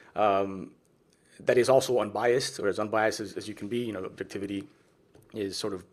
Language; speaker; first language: English; early bilingual, other home language; Spanish